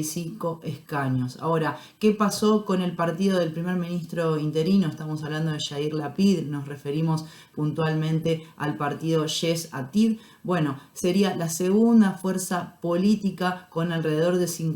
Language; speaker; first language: Spanish; native; Spanish